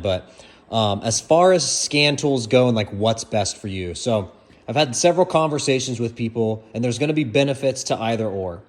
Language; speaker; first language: English; native; English